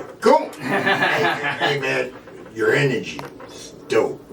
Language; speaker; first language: English; native; English